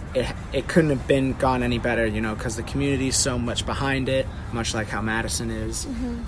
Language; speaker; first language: English; native; English